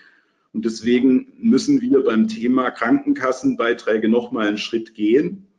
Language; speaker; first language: German; native; German